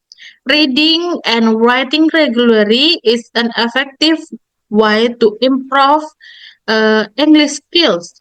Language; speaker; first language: English; non-native, learner; Indonesian